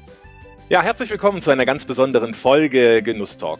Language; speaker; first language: German; native; German